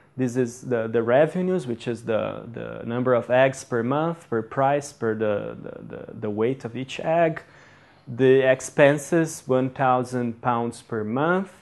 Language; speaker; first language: English; non-native, fluent; Portuguese